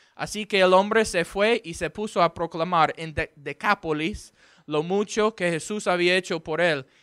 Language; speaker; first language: Spanish; non-native, fluent; English